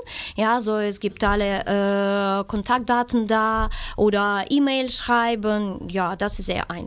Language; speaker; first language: German; non-native, learner; Ukrainian